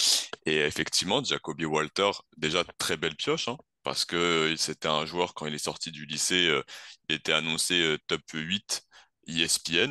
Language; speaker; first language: French; native; French